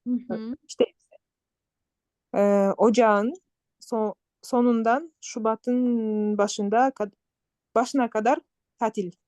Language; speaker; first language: Turkish; non-native, learner; Kyrgyz